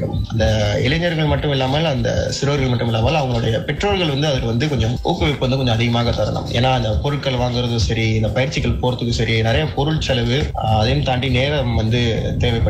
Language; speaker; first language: Tamil; early bilingual, heritage; Tamil